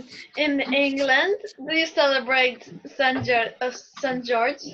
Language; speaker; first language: English; non-native, fluent; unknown